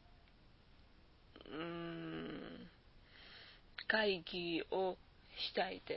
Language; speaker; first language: Japanese; non-native, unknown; Georgian